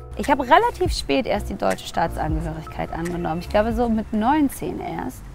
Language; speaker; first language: German; early bilingual, other home language; Tigrinya